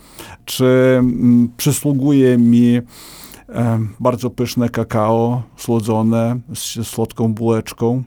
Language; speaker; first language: Polish; native; Polish